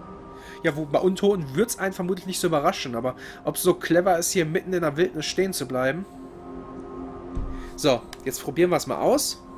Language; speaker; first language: German; native; German